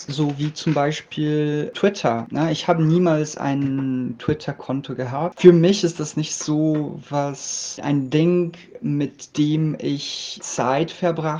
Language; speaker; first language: German; non-native, learner; Portuguese